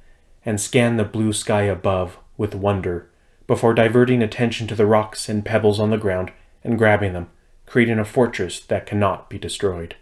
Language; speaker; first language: English; native; English